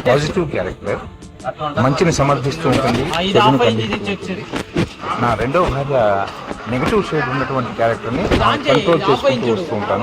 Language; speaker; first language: Telugu; native; Telugu